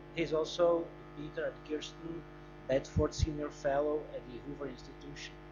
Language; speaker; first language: English; non-native, fluent; Czech